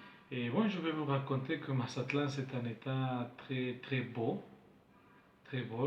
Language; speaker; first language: French; non-native, fluent; Spanish